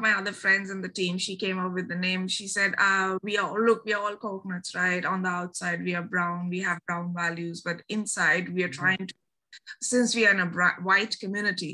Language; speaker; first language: English; non-native, local second language; Bangla